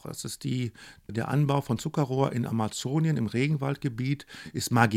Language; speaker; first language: German; native; German